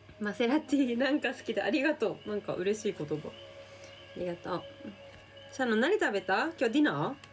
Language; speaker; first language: Japanese; native; Japanese